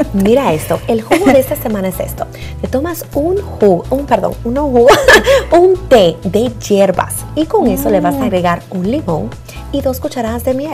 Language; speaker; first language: Spanish; native; Spanish